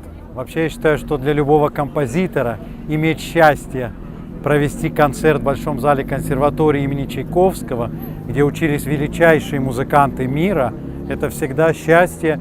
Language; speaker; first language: Russian; native; Russian